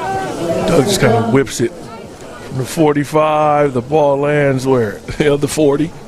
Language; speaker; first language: English; native; English